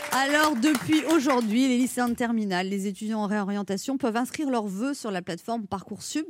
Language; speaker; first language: French; native; French